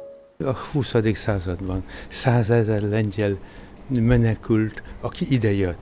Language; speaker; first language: Hungarian; non-native, fluent; Polish